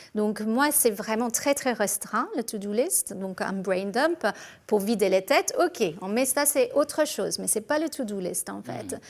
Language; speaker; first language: French; non-native, fluent; English